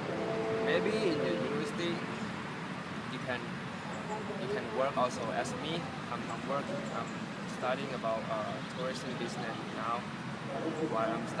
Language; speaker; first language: English; non-native, learner; Thai